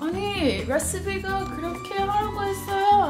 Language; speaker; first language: Korean; non-native, learner; English